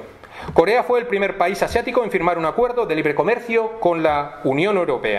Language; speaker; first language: Spanish; native; Spanish